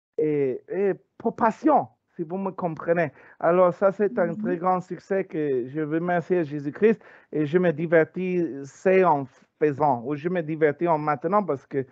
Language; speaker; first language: French; non-native, learner; English